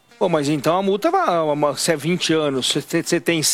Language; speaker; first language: Portuguese; native; Portuguese